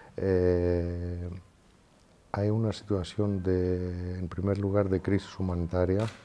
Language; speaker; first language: Spanish; non-native, fluent; Greek